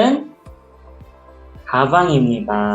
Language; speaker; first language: Korean; non-native, local second language; Indonesian